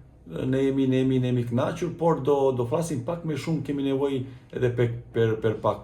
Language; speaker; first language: Albanian; non-native, learner; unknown